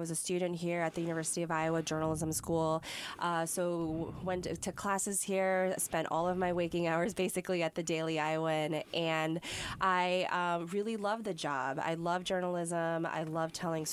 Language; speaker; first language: English; native; English